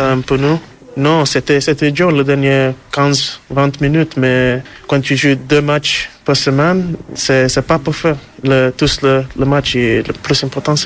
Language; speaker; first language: French; non-native, learner; English